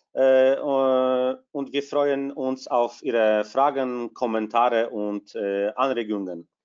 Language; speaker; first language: German; non-native, fluent; Polish